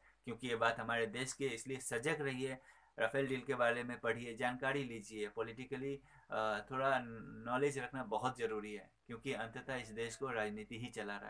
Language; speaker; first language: Hindi; native; Hindi